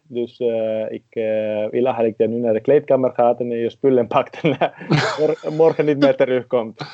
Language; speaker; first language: Dutch; non-native, fluent; Finnish